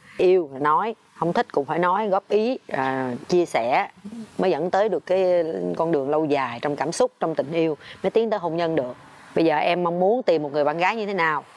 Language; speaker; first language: Vietnamese; native; Vietnamese